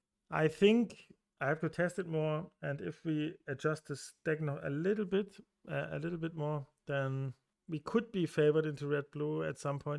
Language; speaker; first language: English; non-native, fluent; German